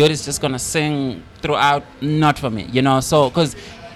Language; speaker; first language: English; non-native, local second language; Swati